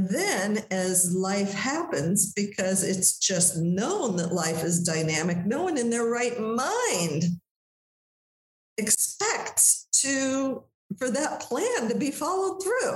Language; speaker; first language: English; native; English